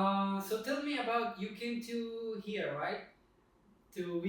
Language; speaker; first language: English; non-native, fluent; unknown